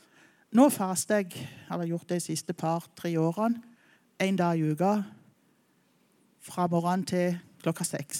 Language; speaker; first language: Norwegian; native; Norwegian